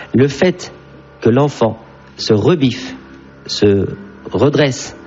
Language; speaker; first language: French; non-native, local second language; Arabic